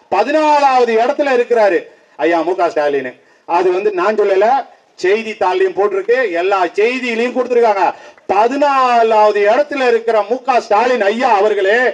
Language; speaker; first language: Tamil; native; Tamil